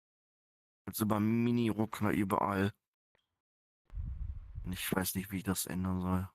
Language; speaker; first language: German; non-native, fluent; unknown